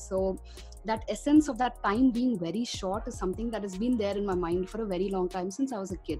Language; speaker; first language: English; non-native, local second language; Tamil